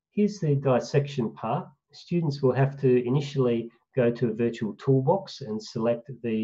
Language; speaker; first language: English; native; English